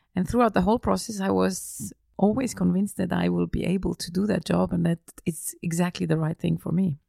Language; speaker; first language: English; non-native, fluent; German